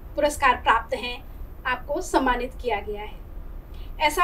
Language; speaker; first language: Hindi; native; Hindi